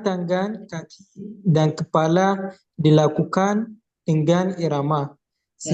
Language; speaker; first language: Indonesian; non-native, learner; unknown